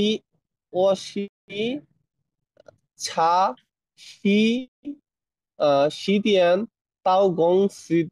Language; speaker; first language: Chinese; non-native, learner; Bangla